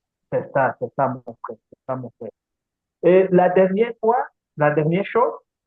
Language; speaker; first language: French; non-native, learner; Portuguese